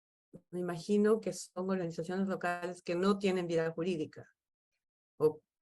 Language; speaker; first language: Spanish; native; Spanish